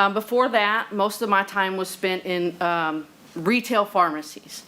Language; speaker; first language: English; native; English